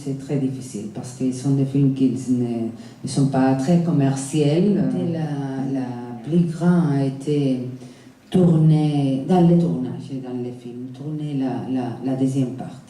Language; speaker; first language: French; non-native, fluent; Spanish